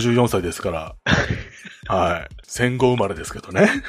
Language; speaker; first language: Japanese; native; Japanese